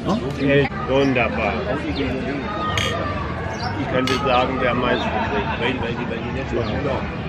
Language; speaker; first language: German; native; German